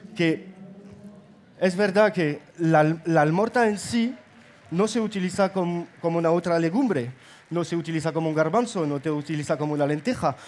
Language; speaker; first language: Spanish; non-native, fluent; French